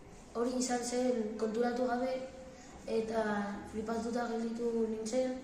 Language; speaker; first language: Basque; early bilingual, other home language; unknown